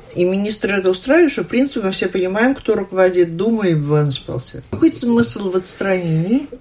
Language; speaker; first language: Russian; native; Russian